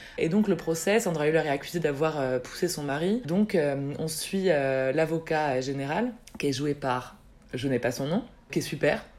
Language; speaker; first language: French; native; French